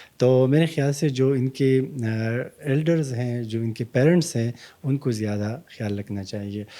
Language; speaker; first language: Urdu; non-native, local second language; Pashto